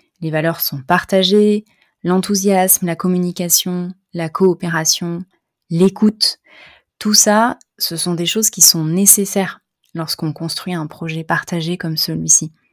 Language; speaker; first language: French; native; French